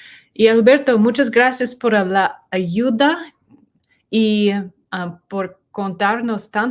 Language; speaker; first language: Spanish; non-native, learner; English